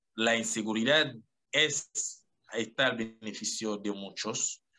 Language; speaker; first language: Spanish; non-native, fluent; Haitian Creole